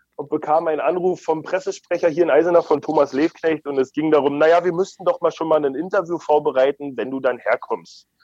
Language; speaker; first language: German; native; German